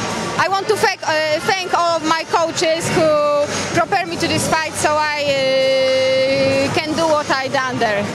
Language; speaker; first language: English; non-native, learner; Polish